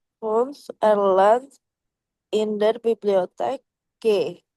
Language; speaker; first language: German; non-native, learner; Indonesian